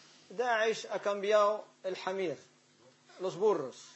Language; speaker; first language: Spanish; non-native, fluent; Arabic